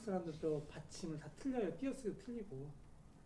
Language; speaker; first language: Korean; native; Korean